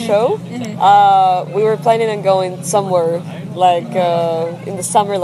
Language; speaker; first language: English; non-native, fluent; Spanish